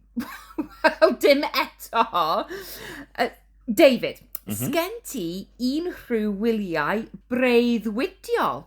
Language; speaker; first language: Welsh; non-native, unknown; English